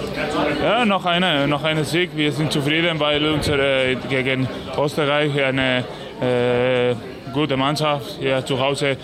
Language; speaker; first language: German; non-native, learner; Spanish